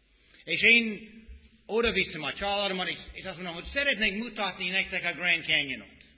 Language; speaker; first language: Hungarian; non-native, fluent; English